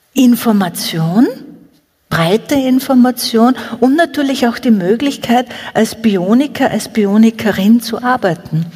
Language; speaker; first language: German; native; German